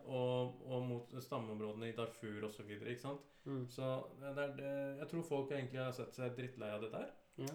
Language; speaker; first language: Norwegian; early bilingual, other home language; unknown